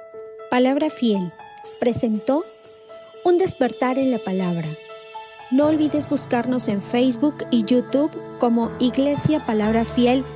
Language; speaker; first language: Spanish; native; Spanish